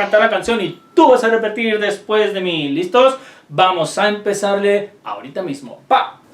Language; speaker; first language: Spanish; native; Spanish